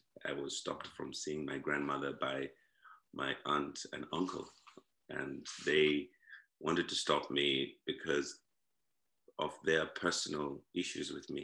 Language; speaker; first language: English; non-native, local second language; Shona